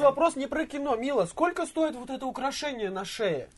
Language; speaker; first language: Russian; native; Russian